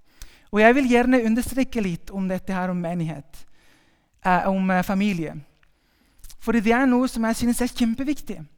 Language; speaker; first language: Norwegian; non-native, fluent; Spanish